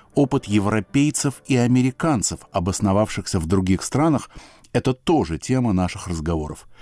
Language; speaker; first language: Russian; native; Russian